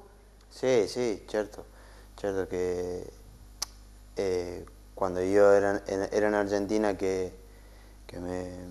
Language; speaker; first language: Italian; non-native, learner; Spanish